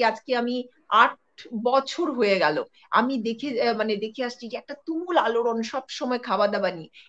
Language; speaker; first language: Bangla; native; Bangla